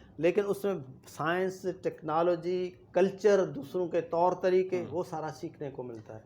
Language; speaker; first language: Urdu; non-native, local second language; Sindhi